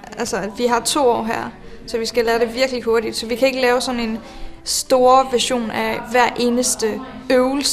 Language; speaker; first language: Danish; non-native, fluent; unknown